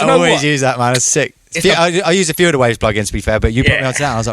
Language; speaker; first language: English; native; English